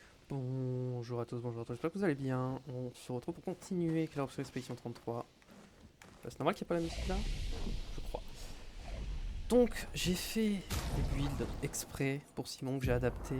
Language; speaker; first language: French; native; French